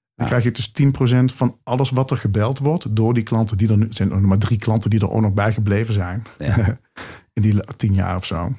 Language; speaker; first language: Dutch; native; Dutch